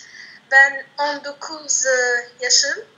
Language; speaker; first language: Turkish; non-native, learner; Arabic